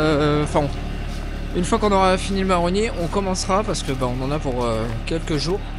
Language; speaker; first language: French; native; French